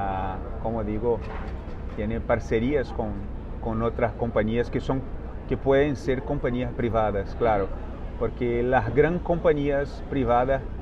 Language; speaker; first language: Spanish; non-native, fluent; Portuguese